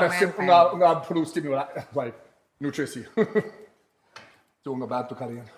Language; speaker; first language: Indonesian; non-native, fluent; English